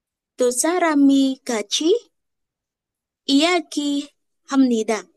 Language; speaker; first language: Korean; non-native, learner; Indonesian